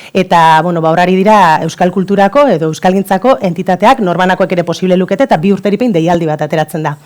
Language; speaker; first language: Basque; non-native, local second language; Spanish